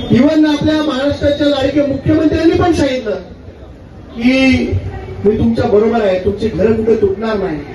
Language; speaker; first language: Marathi; native; Marathi